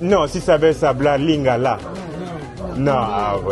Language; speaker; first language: Spanish; non-native, learner; French